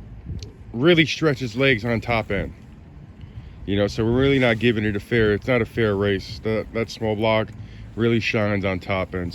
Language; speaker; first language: English; native; English